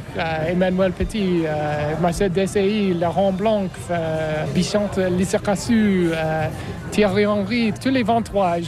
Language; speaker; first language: French; non-native, learner; English